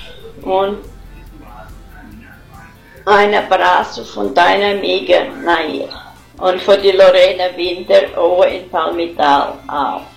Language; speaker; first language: German; early bilingual, heritage; German